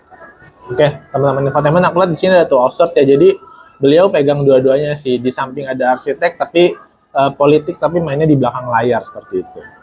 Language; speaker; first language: Indonesian; native; Indonesian